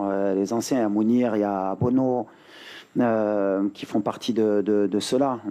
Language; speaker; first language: French; native; French